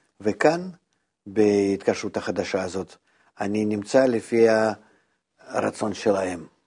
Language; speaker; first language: Hebrew; non-native, fluent; Russian